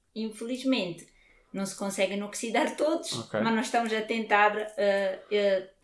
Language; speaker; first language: Portuguese; non-native, fluent; Italian